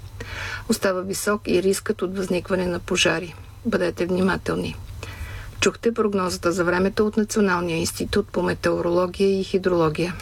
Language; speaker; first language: Bulgarian; native; Bulgarian